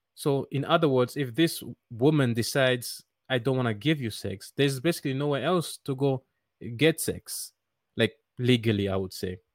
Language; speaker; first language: English; non-native, fluent; Dutch